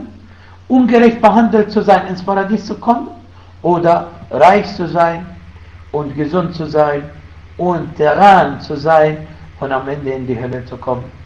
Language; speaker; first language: German; non-native, fluent; Arabic